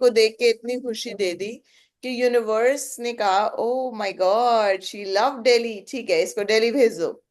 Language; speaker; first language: Hindi; native; Hindi